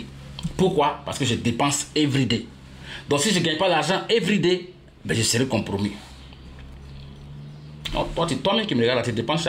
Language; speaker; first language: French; native; French